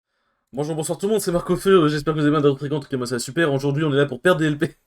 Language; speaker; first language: French; native; French